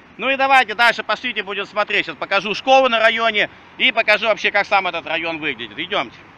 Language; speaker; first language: Russian; native; Russian